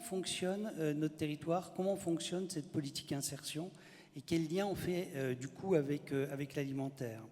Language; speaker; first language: French; native; French